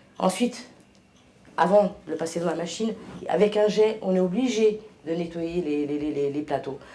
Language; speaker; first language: French; early bilingual, other home language; Portuguese